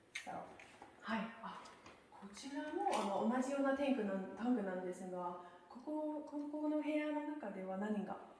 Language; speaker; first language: Japanese; non-native, fluent; English